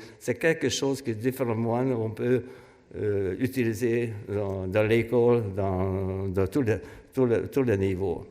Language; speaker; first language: French; non-native, fluent; Hungarian